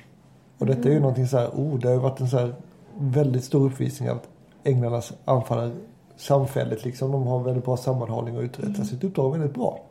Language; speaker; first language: Swedish; native; Swedish